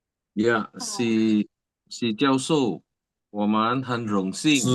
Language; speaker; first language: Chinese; early bilingual, heritage; Chinese